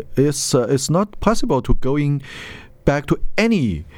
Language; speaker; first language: English; non-native, learner; Chinese